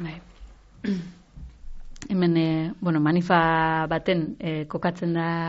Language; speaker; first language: Basque; native; Basque